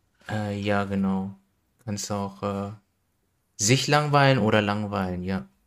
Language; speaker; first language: German; native; German